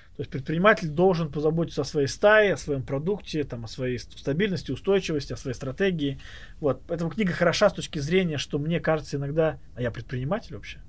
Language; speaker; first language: Russian; native; Russian